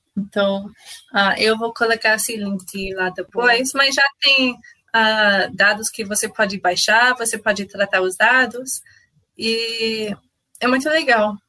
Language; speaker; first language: Portuguese; non-native, fluent; English